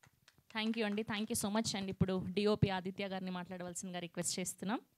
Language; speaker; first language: Telugu; native; Telugu